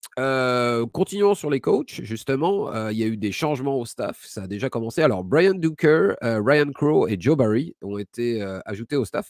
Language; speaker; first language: French; native; French